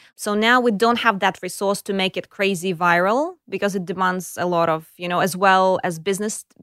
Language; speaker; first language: English; non-native, fluent; Ukrainian